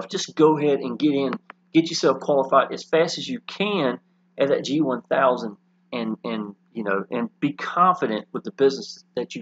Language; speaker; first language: English; native; English